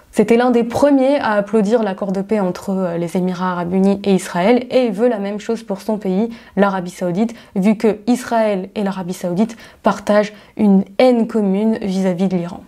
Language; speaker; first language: French; native; French